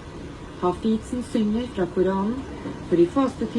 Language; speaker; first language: Norwegian; native; Norwegian